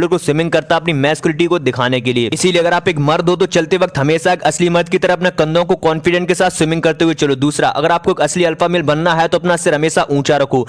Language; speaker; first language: Hindi; native; Hindi